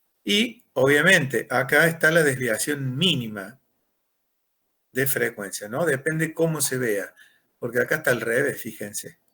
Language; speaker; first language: Spanish; native; Spanish